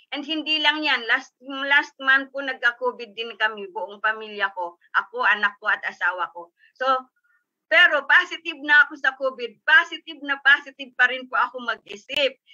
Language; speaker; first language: Filipino; native; Filipino